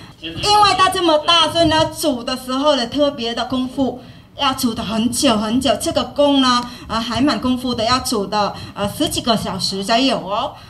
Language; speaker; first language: Chinese; non-native, fluent; Vietnamese